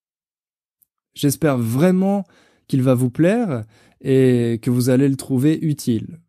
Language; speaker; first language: French; native; French